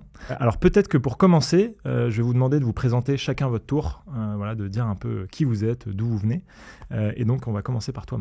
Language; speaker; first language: French; native; French